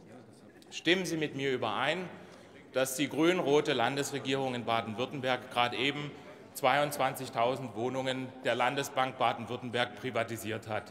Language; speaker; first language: German; native; German